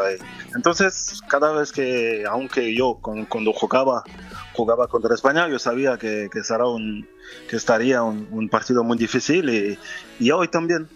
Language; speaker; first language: Spanish; non-native, fluent; French